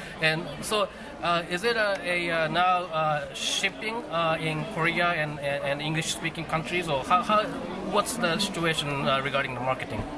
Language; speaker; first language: English; non-native, fluent; Japanese